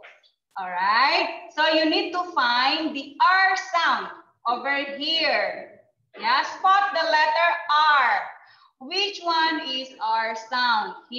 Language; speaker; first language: English; non-native, fluent; Indonesian